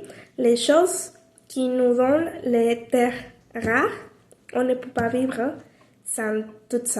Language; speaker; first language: French; non-native, learner; Spanish